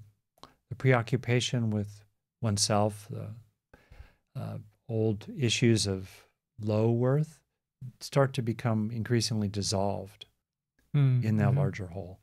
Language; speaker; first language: English; native; English